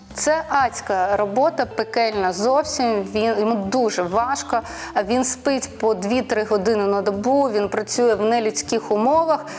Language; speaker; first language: Ukrainian; non-native, local second language; Russian